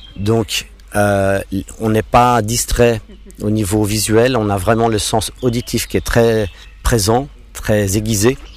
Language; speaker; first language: French; non-native, local second language; English